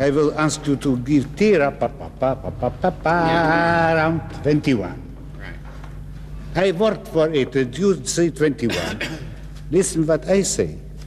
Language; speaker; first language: English; non-native, fluent; Russian